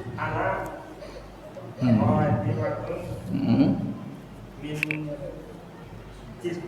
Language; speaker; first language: Arabic; non-native, learner; Indonesian